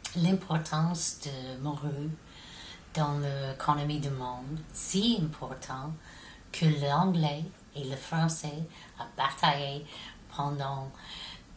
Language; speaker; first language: French; non-native, local second language; English